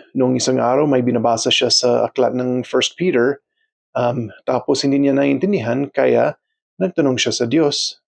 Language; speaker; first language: Filipino; non-native, fluent; English